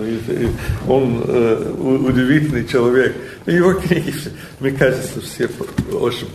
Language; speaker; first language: Russian; non-native, fluent; English